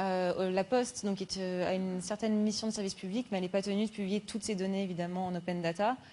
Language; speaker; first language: French; native; French